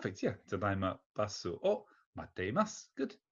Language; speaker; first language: Japanese; non-native, fluent; English